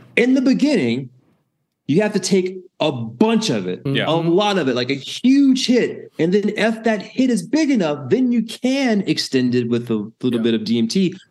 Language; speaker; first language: English; native; English